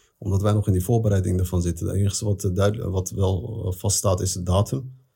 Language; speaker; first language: Dutch; early bilingual, other home language; Arabic